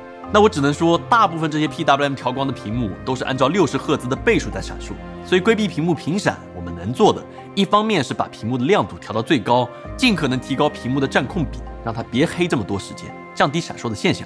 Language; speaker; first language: Chinese; native; Chinese